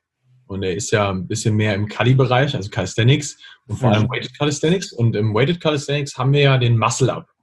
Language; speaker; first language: German; native; German